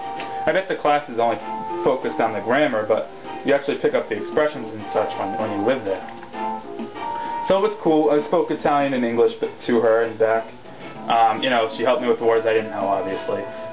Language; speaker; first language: English; native; English